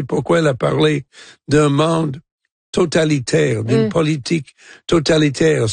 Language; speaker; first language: French; non-native, local second language; English